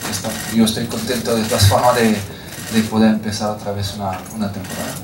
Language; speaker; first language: Spanish; non-native, fluent; French